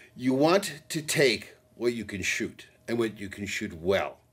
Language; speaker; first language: English; native; English